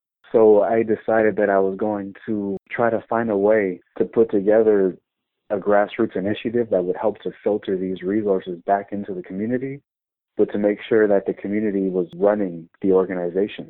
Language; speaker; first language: English; native; English